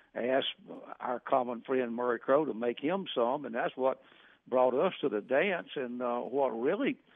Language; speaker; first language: English; native; English